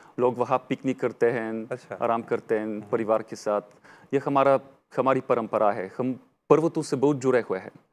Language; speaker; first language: Hindi; non-native, fluent; Bulgarian